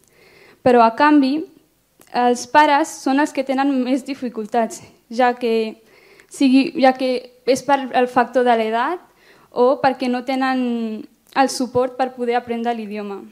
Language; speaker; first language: Catalan; early bilingual, other home language; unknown